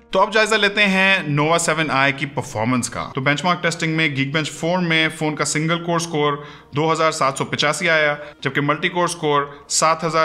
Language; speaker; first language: Urdu; native; Urdu